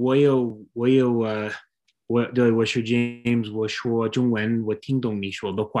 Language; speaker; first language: Chinese; non-native, learner; English